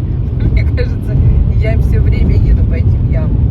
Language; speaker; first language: Russian; native; Russian